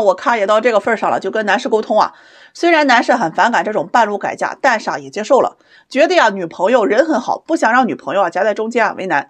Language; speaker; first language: Chinese; native; Chinese